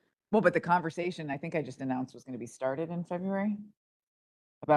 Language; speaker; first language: English; native; English